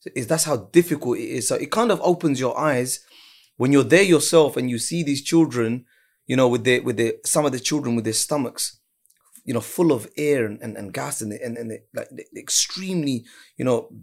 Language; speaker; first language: English; early bilingual, other home language; Urdu